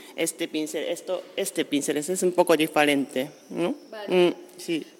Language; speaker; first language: Spanish; non-native, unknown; Japanese